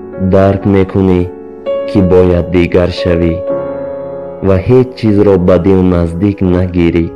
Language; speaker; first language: Persian; native; Persian